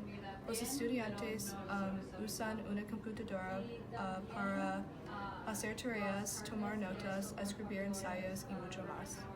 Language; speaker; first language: Spanish; non-native, learner; English